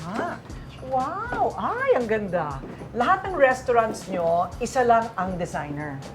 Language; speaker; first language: Filipino; native; Filipino